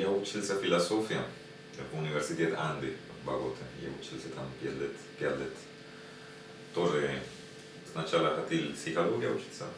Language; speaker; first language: Russian; non-native, learner; Spanish